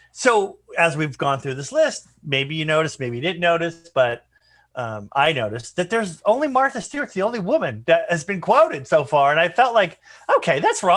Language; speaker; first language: English; native; English